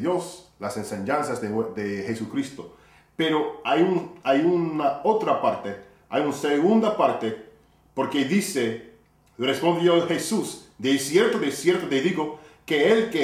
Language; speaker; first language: Spanish; non-native, fluent; English